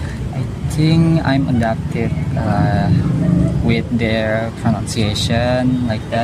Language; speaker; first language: English; non-native, learner; Indonesian